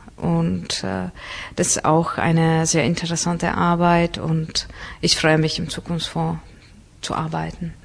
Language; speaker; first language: German; non-native, fluent; Czech